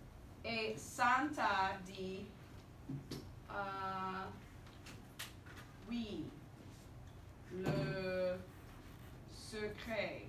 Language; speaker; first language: French; non-native, fluent; English